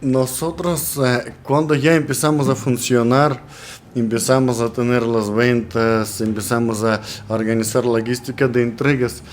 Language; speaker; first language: Spanish; non-native, learner; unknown